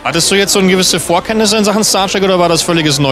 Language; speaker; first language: German; native; German